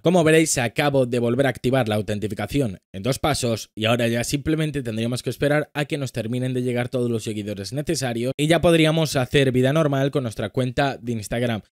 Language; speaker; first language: Spanish; native; Spanish